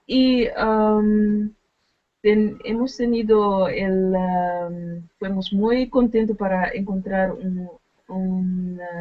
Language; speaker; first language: Spanish; non-native, learner; Dutch